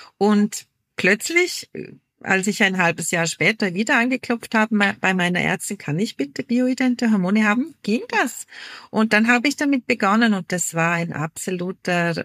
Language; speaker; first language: German; native; German